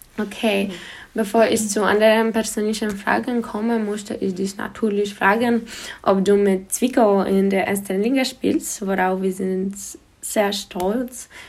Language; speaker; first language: German; non-native, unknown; Polish